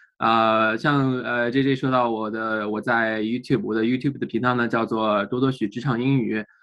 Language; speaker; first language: Chinese; native; Chinese